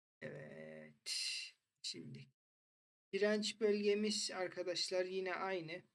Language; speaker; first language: Turkish; native; Turkish